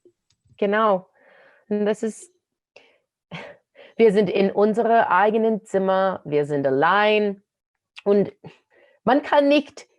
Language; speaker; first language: German; non-native, fluent; English